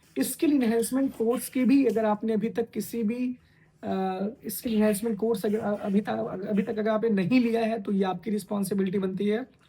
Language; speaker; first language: Hindi; native; Hindi